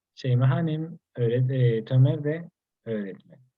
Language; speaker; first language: Turkish; non-native, fluent; Spanish